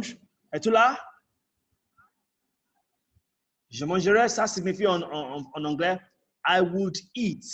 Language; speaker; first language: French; non-native, fluent; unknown